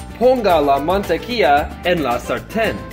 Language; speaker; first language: Spanish; non-native, learner; English